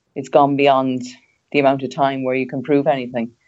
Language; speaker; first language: English; native; English